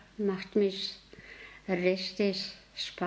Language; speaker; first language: German; non-native, learner; Mongolian